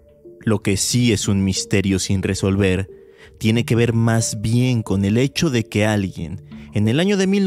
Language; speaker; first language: Spanish; native; Spanish